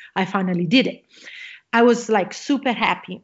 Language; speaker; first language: English; non-native, fluent; Italian